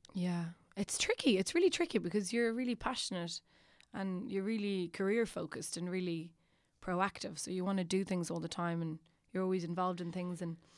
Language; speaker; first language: English; non-native, fluent; Italian